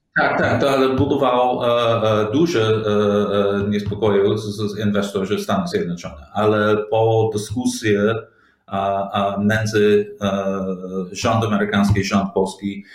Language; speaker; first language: Polish; non-native, learner; English